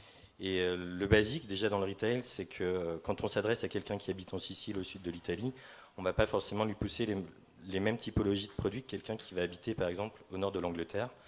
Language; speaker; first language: French; native; French